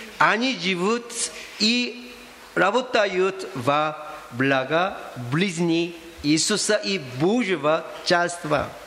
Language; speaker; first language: Russian; non-native, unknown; Korean